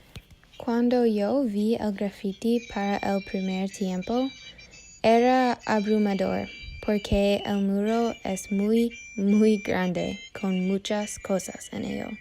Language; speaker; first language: Spanish; non-native, learner; English